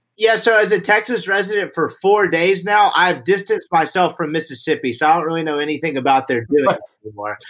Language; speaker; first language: English; native; English